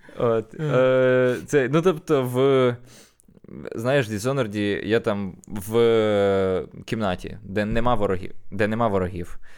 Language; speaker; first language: Ukrainian; native; Ukrainian